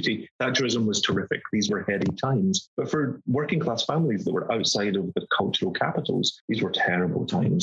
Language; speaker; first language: English; native; English